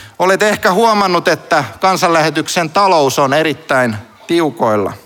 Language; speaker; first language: Finnish; native; Finnish